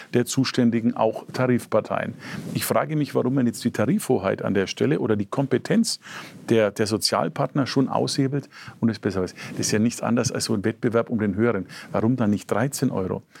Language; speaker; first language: German; native; German